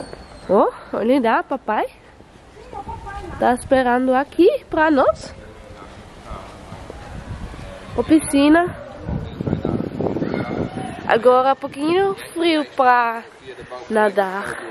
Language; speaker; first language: Portuguese; non-native, learner; Dutch